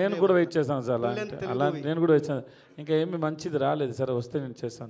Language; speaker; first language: Telugu; non-native, learner; Tamil